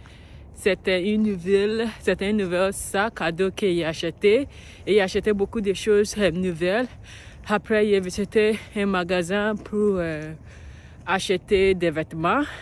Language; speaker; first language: French; non-native, learner; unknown